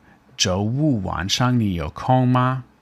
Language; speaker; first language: Chinese; non-native, fluent; English